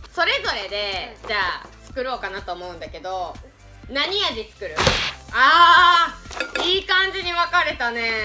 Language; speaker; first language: Japanese; native; Japanese